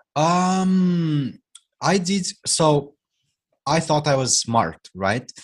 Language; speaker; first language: English; non-native, fluent; Romanian